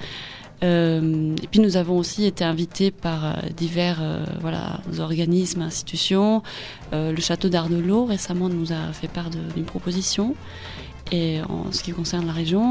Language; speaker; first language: French; non-native, fluent; Spanish